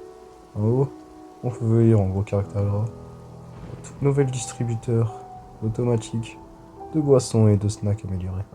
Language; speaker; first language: French; native; French